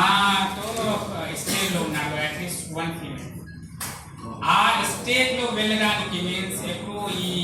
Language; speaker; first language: Telugu; non-native, learner; Hindi